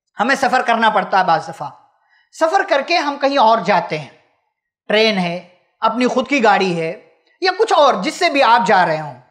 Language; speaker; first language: Hindi; native; Hindi